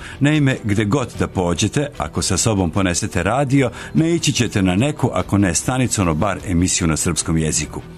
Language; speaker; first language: Serbian; native; Serbian